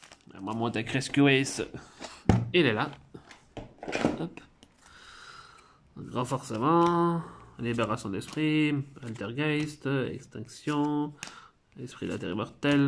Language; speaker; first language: French; native; French